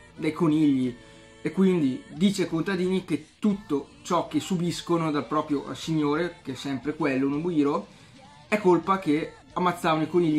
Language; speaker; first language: Italian; native; Italian